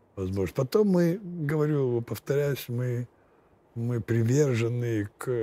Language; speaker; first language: Russian; non-native, fluent; Lithuanian